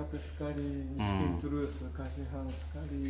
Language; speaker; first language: Indonesian; non-native, learner; Japanese